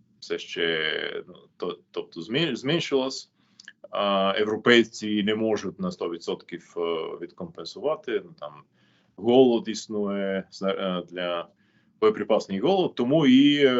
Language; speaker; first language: Ukrainian; non-native, fluent; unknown